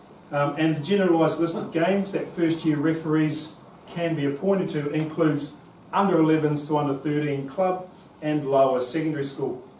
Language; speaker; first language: English; native; English